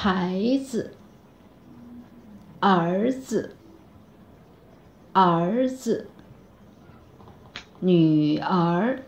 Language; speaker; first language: Chinese; non-native, fluent; Bangla